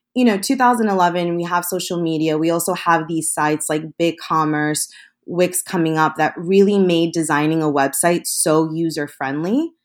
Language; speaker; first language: English; early bilingual, other home language; Spanish